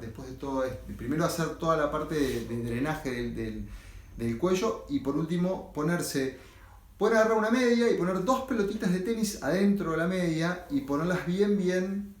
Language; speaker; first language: Spanish; native; Spanish